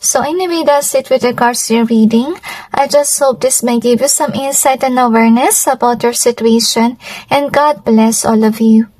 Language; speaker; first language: English; non-native, local second language; Filipino